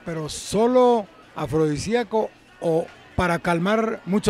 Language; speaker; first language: Spanish; native; Spanish